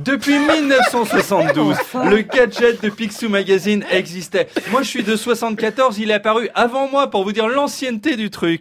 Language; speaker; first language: French; native; French